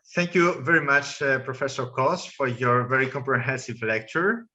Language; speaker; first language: English; non-native, fluent; Greek